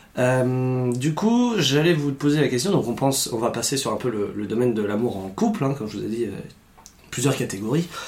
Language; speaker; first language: French; native; French